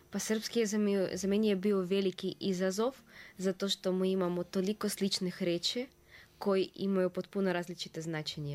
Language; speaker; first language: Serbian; non-native, fluent; Russian